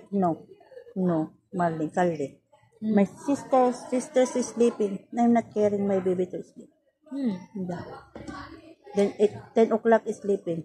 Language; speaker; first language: English; non-native, learner; Filipino